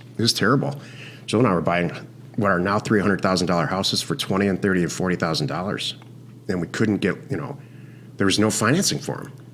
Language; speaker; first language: English; native; English